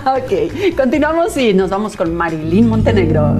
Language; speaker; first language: Spanish; native; Spanish